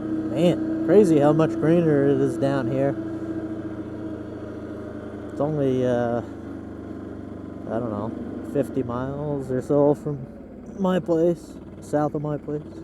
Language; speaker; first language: English; native; English